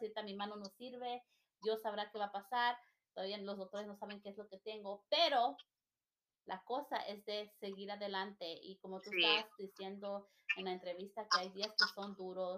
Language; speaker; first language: Spanish; native; Spanish